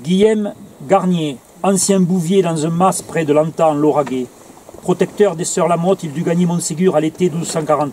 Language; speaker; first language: French; native; French